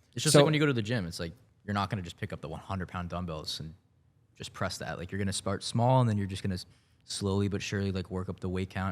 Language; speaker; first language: English; native; English